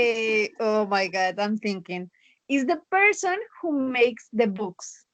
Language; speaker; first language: English; non-native, learner; Spanish